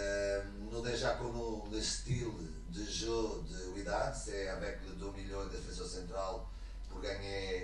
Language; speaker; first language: French; non-native, learner; Portuguese